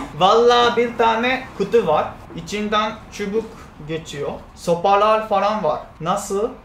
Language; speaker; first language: Turkish; non-native, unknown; Japanese